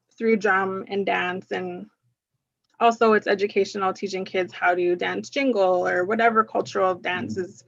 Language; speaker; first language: English; early bilingual, other home language; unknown